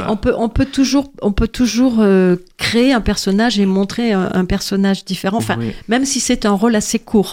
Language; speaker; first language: French; native; French